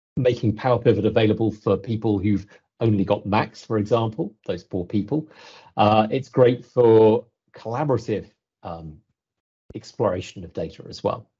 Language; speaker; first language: English; native; English